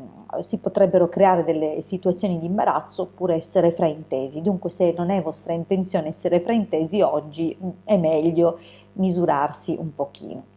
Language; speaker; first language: Italian; native; Italian